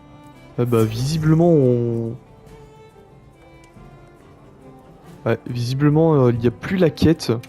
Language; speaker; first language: French; native; French